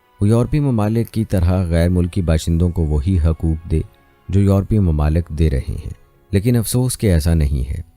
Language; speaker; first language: Urdu; native; Urdu